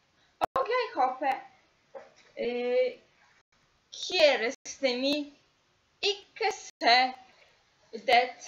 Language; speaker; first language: Norwegian; non-native, learner; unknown